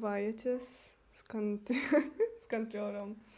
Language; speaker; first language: Russian; non-native, learner; Hungarian